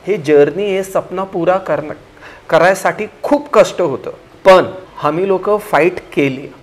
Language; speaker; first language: Marathi; non-native, local second language; Punjabi